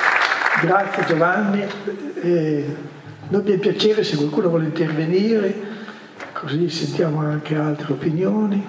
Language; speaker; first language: Italian; native; Italian